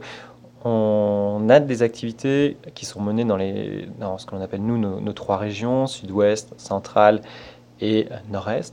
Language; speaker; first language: French; native; French